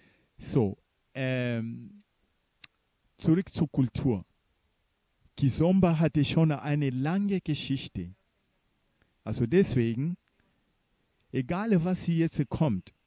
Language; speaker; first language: German; non-native, fluent; Portuguese